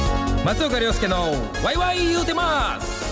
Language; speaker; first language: Japanese; native; Japanese